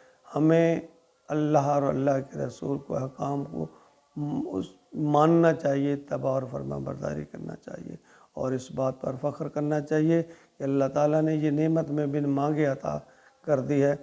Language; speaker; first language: Urdu; native; Urdu